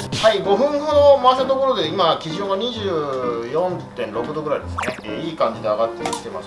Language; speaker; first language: Japanese; native; Japanese